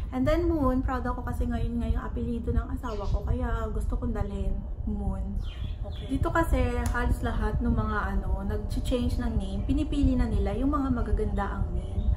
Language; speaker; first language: Filipino; native; Filipino